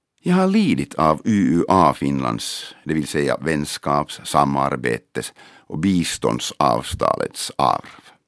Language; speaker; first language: Swedish; non-native, local second language; Finnish